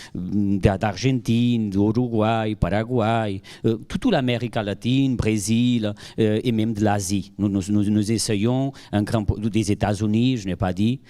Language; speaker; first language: French; non-native, fluent; Portuguese